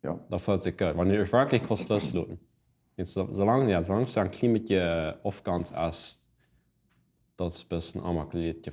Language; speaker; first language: German; non-native, learner; Plautdietsch